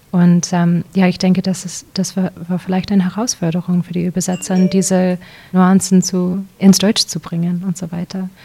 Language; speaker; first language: German; early bilingual, heritage; English